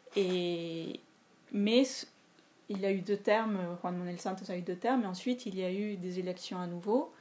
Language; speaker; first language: French; non-native, fluent; Spanish